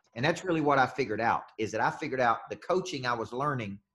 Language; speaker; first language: English; native; English